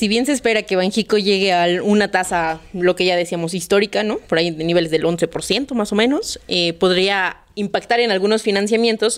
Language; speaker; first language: Spanish; native; Spanish